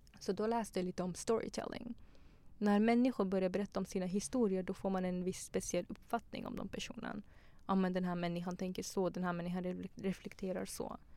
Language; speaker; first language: Swedish; early bilingual, other home language; Persian